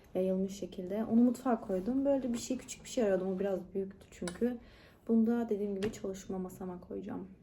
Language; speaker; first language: Turkish; early bilingual, heritage; Turkish